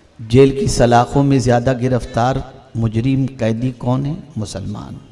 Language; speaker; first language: Urdu; native; Urdu